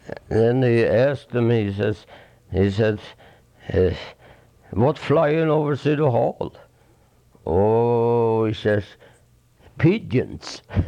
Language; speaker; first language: English; non-native, fluent; Swedish